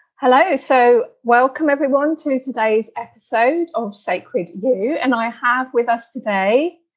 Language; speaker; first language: English; native; English